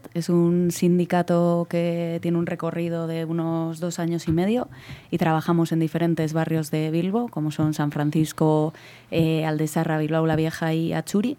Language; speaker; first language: Spanish; native; Spanish